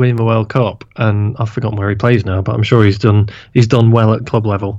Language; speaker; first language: English; native; English